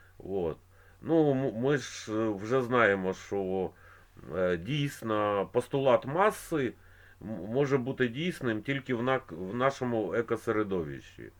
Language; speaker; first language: Ukrainian; non-native, local second language; Russian